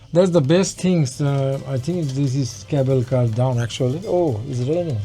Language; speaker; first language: Bangla; native; Bangla